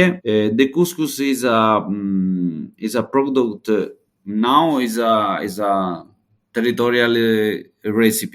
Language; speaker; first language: English; non-native, learner; Italian